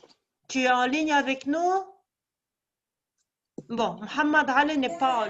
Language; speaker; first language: French; non-native, local second language; Arabic